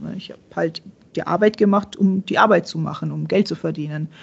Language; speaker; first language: German; early bilingual, other home language; Czech